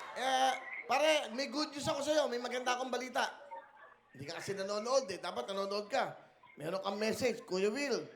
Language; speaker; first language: Filipino; native; Filipino